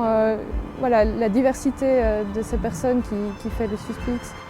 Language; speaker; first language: French; native; French